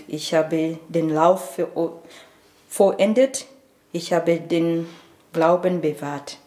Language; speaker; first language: German; non-native, learner; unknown